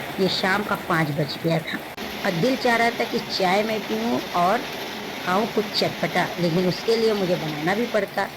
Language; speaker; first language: Hindi; native; Hindi